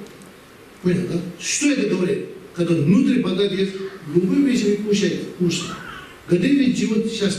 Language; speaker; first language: Russian; non-native, learner; Tibetan